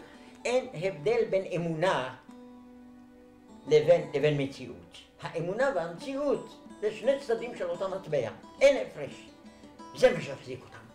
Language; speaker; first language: Hebrew; non-native, fluent; Arabic